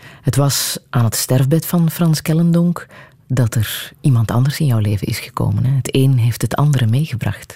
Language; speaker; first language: Dutch; native; Dutch